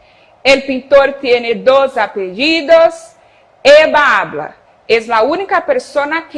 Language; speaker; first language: Spanish; non-native, fluent; Portuguese